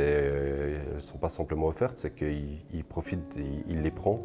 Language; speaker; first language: French; native; French